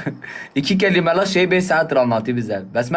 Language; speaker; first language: Turkish; native; Turkish